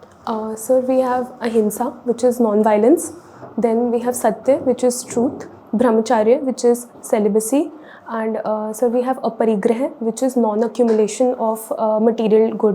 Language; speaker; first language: English; non-native, local second language; Hindi